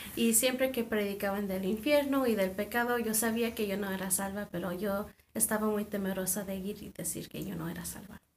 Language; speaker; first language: Spanish; non-native, fluent; English